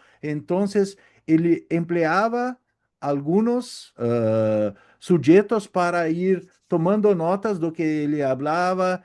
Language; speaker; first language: Spanish; non-native, learner; Portuguese